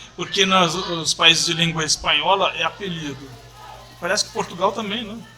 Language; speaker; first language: Portuguese; native; Portuguese